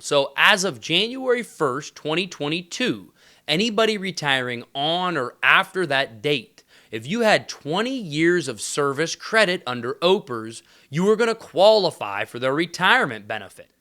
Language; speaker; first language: English; native; English